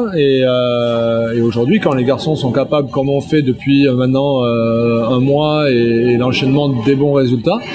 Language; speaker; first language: French; native; French